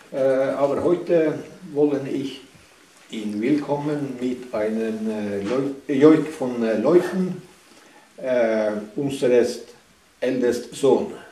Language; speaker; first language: German; non-native, learner; Northern Sami